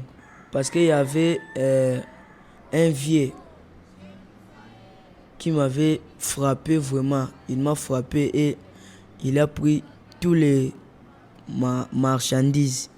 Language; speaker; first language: French; non-native, local second language; Lingala